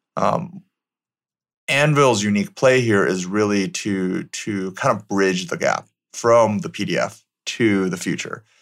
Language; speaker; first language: English; native; English